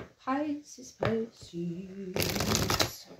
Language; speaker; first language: English; native; English